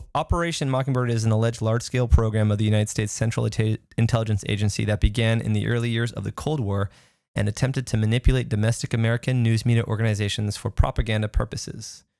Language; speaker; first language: English; native; English